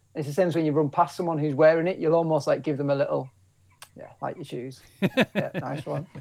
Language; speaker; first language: English; native; English